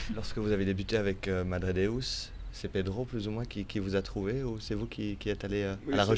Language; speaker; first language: French; native; French